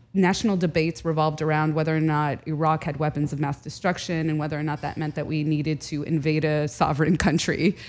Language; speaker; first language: English; early bilingual, other home language; Arabic